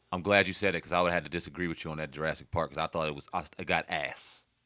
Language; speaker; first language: English; native; English